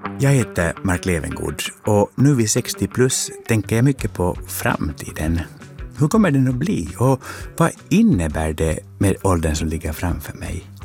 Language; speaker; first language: Swedish; native; Swedish